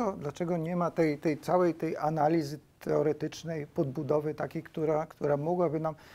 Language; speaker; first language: Polish; early bilingual, heritage; Polish